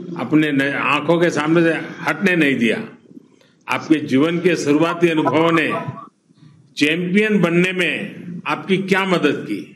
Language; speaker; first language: Hindi; non-native, local second language; Gujarati